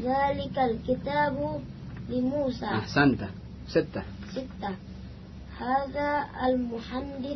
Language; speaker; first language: Arabic; non-native, learner; Indonesian